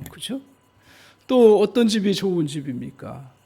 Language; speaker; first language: Korean; native; Korean